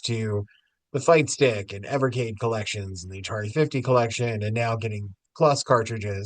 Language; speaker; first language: English; native; English